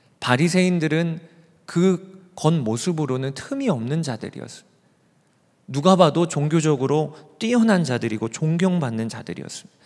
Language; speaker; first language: Korean; native; Korean